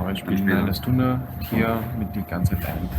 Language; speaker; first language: German; non-native, fluent; Spanish